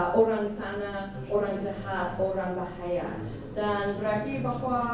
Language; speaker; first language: Indonesian; non-native, fluent; English